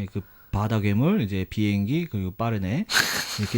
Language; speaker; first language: Korean; native; Korean